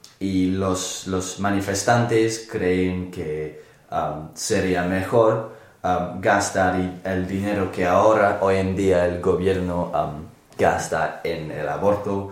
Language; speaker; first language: Spanish; non-native, learner; English